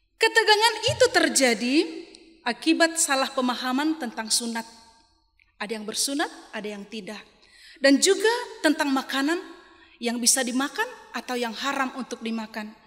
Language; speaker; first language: Indonesian; non-native, local second language; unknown